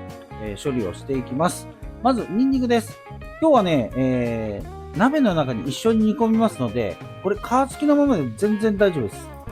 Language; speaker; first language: Japanese; native; Japanese